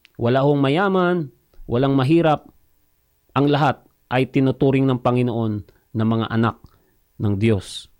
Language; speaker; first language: Filipino; non-native, local second language; Cebuano